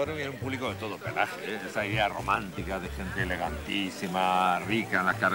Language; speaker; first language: Spanish; native; Spanish